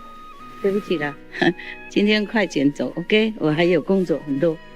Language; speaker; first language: Chinese; non-native, fluent; Vietnamese